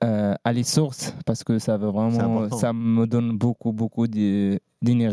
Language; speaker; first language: French; non-native, learner; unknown